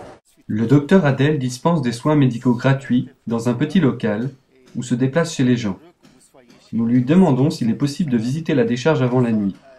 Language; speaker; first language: French; native; French